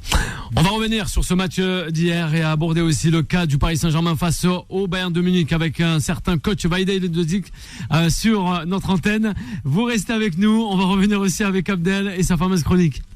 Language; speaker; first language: French; native; French